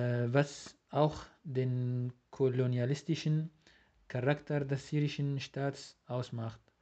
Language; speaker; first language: German; non-native, learner; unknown